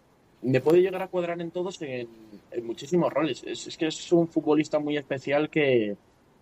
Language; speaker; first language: Spanish; native; Spanish